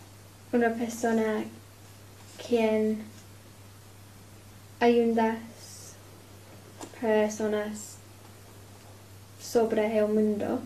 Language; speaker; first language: Spanish; non-native, learner; English